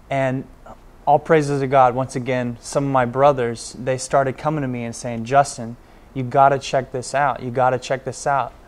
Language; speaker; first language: English; native; English